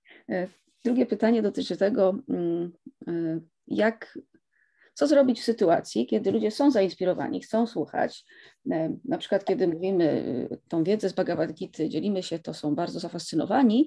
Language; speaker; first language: Polish; native; Polish